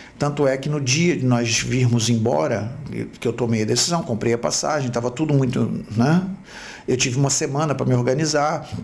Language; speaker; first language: Portuguese; native; Portuguese